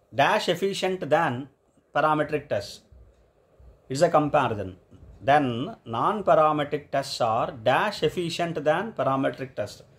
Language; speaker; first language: English; non-native, local second language; Telugu